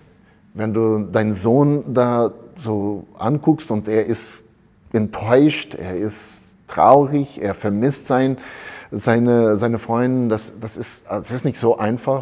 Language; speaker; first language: German; early bilingual, heritage; German